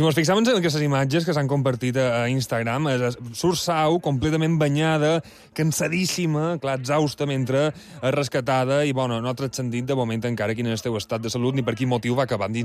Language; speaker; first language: Catalan; native; Catalan